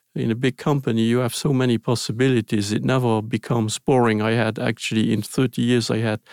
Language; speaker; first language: English; non-native, fluent; Luxembourgish